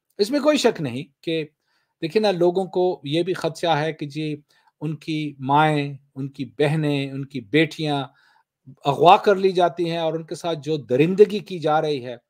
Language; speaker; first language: Urdu; non-native, local second language; Pashto